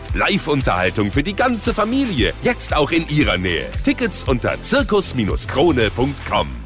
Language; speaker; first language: German; native; German